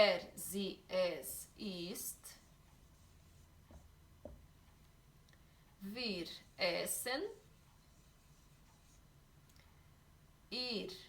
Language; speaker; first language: German; non-native, learner; Portuguese